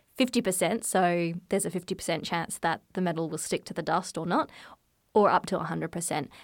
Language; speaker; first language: English; native; English